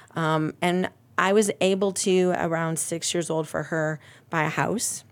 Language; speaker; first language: English; native; English